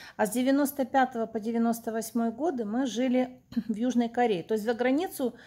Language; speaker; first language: Russian; native; Russian